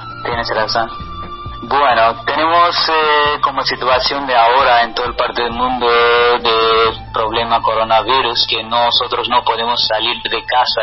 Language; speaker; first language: Spanish; non-native, learner; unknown